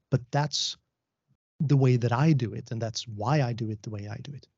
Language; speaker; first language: English; non-native, fluent; Swedish